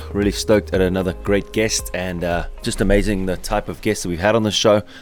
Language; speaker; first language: English; native; English